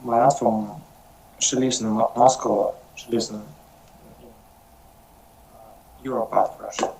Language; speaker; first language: English; non-native, learner; Russian